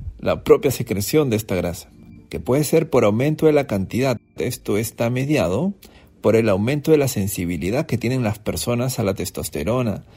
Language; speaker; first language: Spanish; native; Spanish